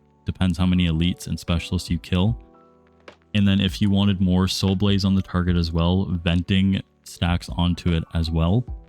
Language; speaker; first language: English; native; English